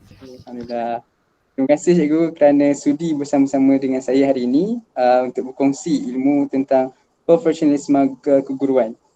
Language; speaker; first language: Malay; native; Malay